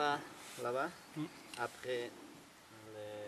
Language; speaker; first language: French; non-native, learner; Quechua